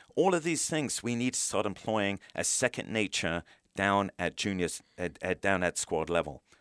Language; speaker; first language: English; native; English